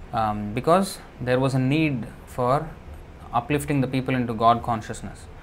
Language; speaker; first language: English; non-native, local second language; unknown